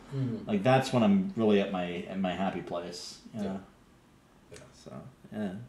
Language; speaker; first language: English; native; English